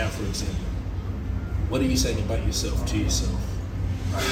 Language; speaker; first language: English; non-native, local second language; Nyanja